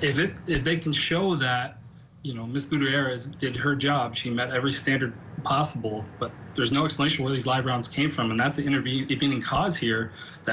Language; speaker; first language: English; native; English